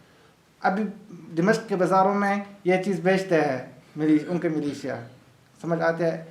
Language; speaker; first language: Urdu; non-native, learner; Arabic